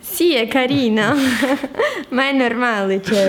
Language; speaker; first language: Italian; non-native, fluent; Portuguese